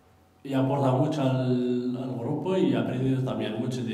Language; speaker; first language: Spanish; non-native, fluent; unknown